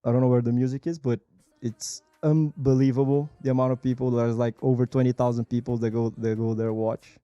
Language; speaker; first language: English; non-native, fluent; Portuguese